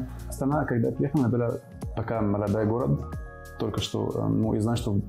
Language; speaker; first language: Russian; non-native, fluent; Arabic